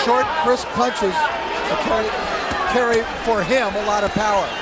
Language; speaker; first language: English; native; English